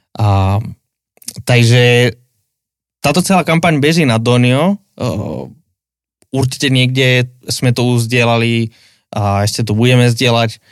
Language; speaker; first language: Slovak; native; Slovak